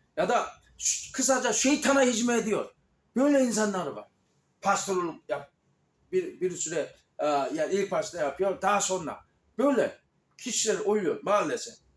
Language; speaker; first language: Turkish; non-native, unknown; Korean